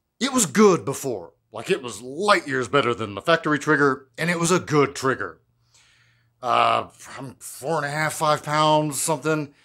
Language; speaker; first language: English; native; English